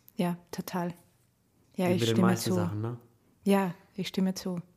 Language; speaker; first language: German; non-native, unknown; Estonian